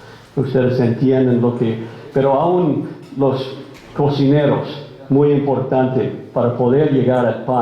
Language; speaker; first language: Spanish; non-native, fluent; English